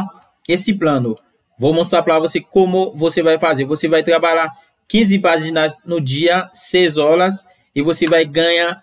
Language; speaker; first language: Portuguese; non-native, fluent; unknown